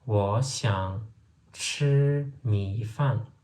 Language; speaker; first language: Chinese; non-native, fluent; Turkmen